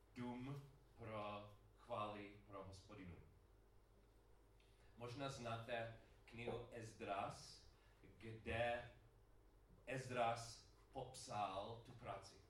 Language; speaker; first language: Czech; non-native, learner; English